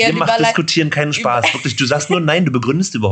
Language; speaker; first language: German; native; German